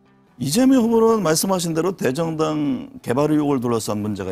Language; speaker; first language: Korean; native; Korean